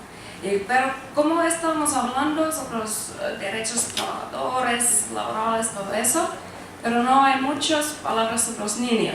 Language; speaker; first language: Spanish; non-native, learner; Finnish